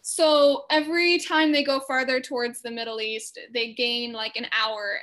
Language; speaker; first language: English; native; English